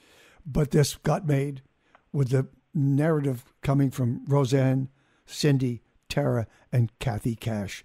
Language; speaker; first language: English; native; English